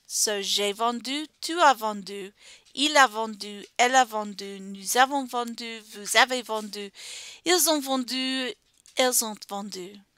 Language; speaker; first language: French; non-native, fluent; English